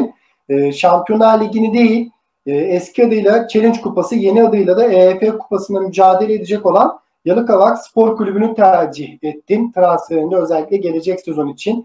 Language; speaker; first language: Turkish; native; Turkish